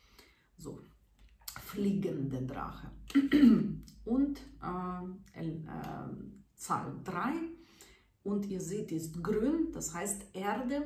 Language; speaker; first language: German; non-native, fluent; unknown